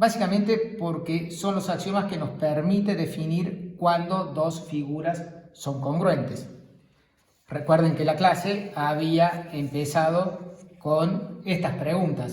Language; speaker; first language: Spanish; native; Spanish